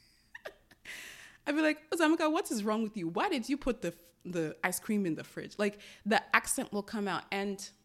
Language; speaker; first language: English; early bilingual, other home language; Yoruba